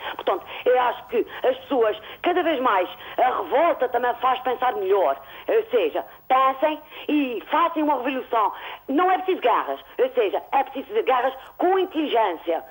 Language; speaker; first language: Portuguese; native; Portuguese